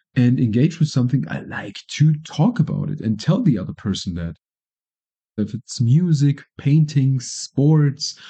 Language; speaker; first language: English; non-native, fluent; German